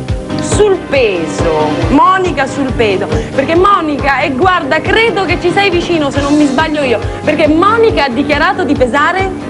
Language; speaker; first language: Italian; native; Italian